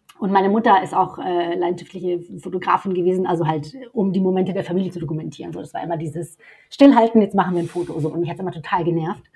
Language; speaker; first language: German; native; German